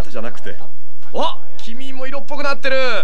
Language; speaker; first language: Japanese; native; Japanese